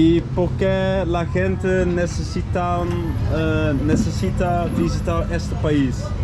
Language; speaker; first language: Spanish; non-native, learner; Dutch